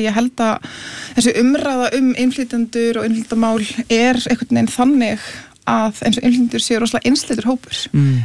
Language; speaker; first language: Icelandic; early bilingual, other home language; Serbian